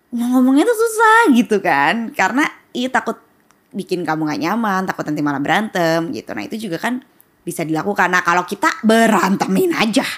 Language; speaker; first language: Indonesian; native; Indonesian